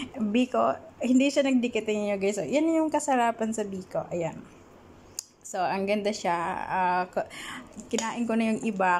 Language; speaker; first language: Filipino; non-native, local second language; Bikol